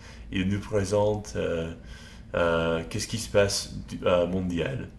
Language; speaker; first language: French; non-native, learner; English